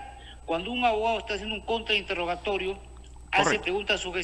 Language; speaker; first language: Spanish; native; Spanish